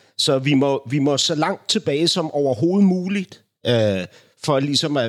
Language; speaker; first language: Danish; native; Danish